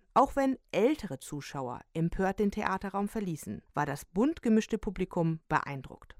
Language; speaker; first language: German; native; German